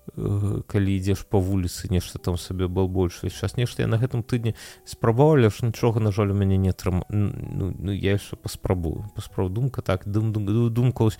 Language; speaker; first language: Belarusian; non-native, local second language; Russian